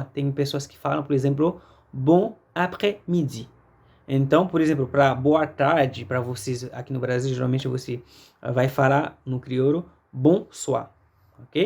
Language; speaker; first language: Portuguese; non-native, fluent; Haitian Creole